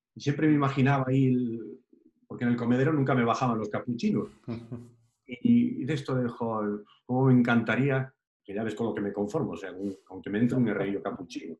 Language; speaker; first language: Spanish; native; Spanish